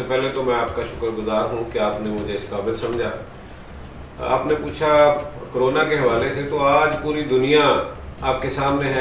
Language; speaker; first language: Urdu; native; Urdu